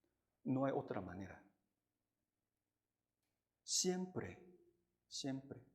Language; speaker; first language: Spanish; non-native, fluent; Korean